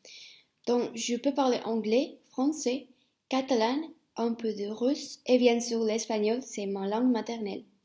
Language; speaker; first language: French; non-native, fluent; Spanish